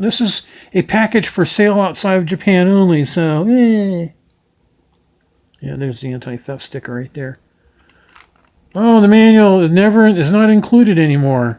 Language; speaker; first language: English; native; English